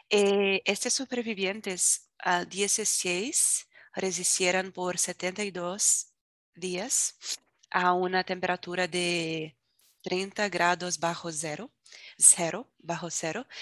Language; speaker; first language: Spanish; non-native, fluent; Portuguese